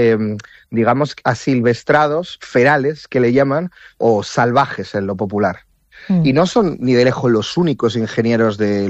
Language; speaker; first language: Catalan; non-native, local second language; Galician